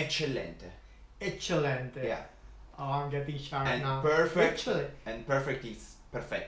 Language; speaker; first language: English; non-native, fluent; Filipino